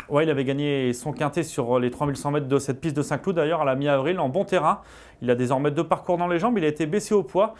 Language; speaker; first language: French; native; French